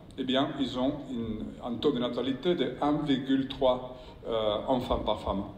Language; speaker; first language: French; non-native, fluent; Spanish